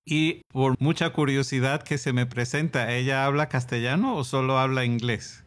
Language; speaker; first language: Spanish; non-native, fluent; English